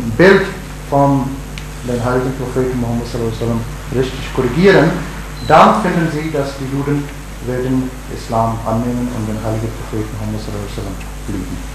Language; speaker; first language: German; non-native, learner; Urdu